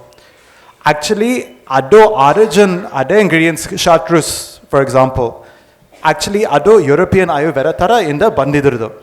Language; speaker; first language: Kannada; non-native, fluent; English